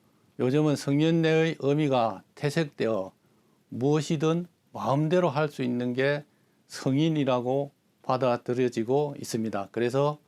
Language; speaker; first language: Korean; native; Korean